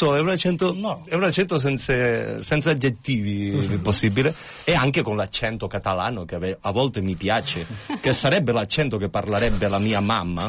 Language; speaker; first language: Italian; non-native, fluent; Catalan